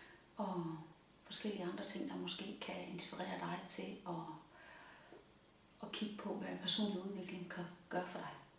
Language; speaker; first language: Danish; native; Danish